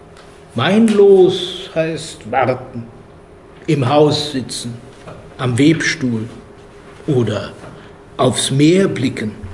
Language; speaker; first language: German; native; German